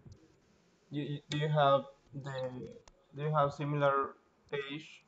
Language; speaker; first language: English; non-native, learner; Spanish